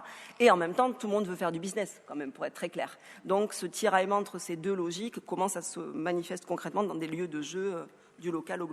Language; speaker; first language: French; native; French